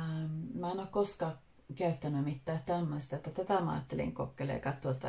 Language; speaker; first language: Finnish; early bilingual, heritage; Finnish